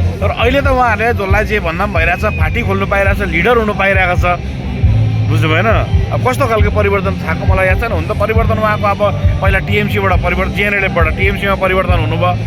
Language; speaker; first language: Nepali; native; Nepali